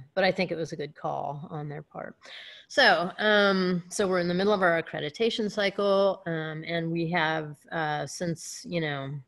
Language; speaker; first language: English; native; English